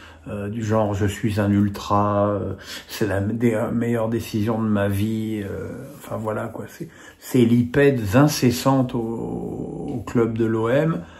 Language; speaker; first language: French; native; French